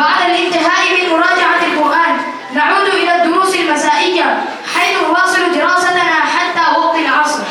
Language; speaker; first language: Arabic; non-native, learner; Urdu